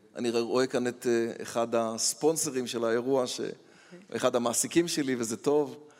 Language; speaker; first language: Hebrew; native; Hebrew